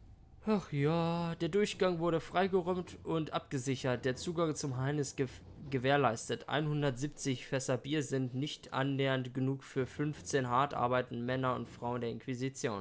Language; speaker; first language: German; native; German